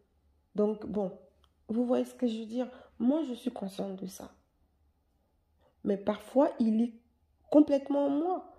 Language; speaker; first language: French; native; French